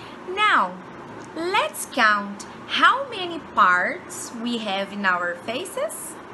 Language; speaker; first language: English; non-native, fluent; Portuguese